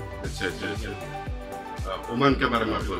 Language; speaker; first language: Hindi; non-native, fluent; Bangla